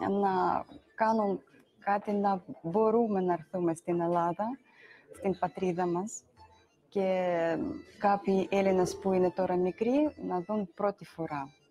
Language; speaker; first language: Greek; early bilingual, heritage; Greek